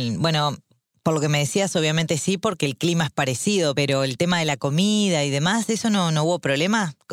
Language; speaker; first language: Spanish; native; Spanish